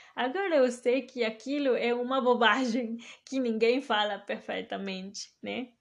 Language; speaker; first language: Portuguese; early bilingual, heritage; Portuguese